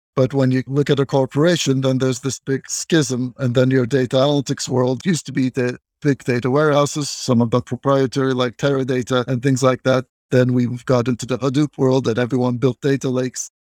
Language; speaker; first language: English; non-native, fluent; Turkish